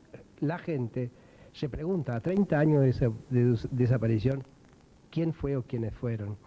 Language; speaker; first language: Spanish; native; Spanish